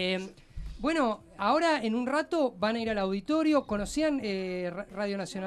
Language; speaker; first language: Spanish; native; Spanish